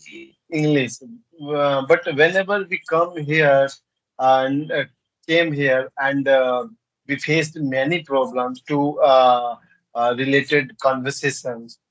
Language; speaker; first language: English; non-native, learner; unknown